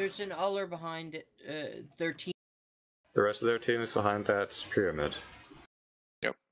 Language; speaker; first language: English; native; English